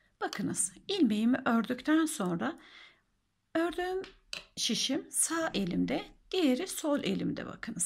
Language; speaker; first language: Turkish; native; Turkish